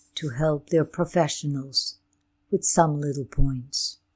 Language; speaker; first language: English; non-native, fluent; Ukrainian